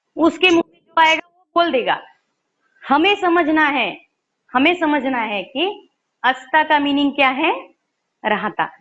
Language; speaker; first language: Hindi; non-native, local second language; Marathi